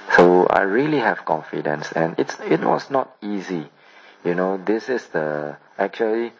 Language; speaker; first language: English; non-native, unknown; Burmese